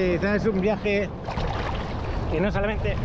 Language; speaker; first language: Spanish; native; Spanish